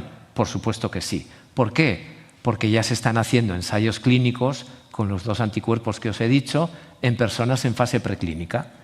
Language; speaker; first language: Spanish; native; Spanish